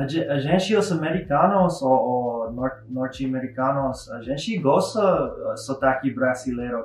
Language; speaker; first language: Portuguese; non-native, learner; English